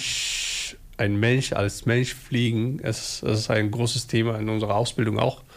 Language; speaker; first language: German; non-native, fluent; Somali